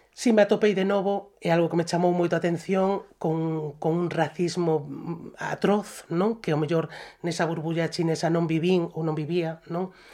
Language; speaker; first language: Galician; native; Galician